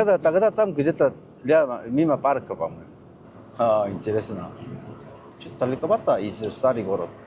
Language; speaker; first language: Russian; non-native, learner; Korean